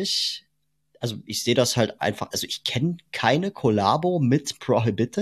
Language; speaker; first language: German; native; German